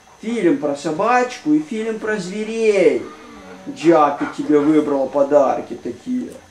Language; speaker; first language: Russian; native; Russian